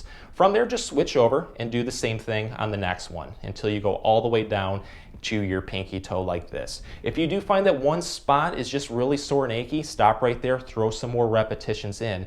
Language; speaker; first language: English; native; English